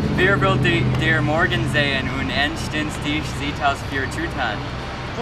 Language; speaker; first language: German; non-native, learner; English